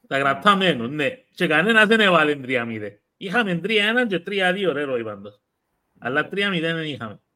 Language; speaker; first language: Greek; native; Greek